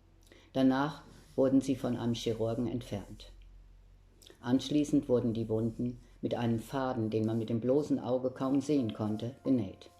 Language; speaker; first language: German; native; German